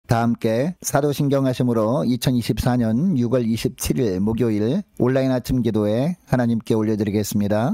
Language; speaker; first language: Korean; native; Korean